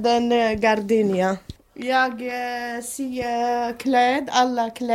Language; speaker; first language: Swedish; non-native, learner; Arabic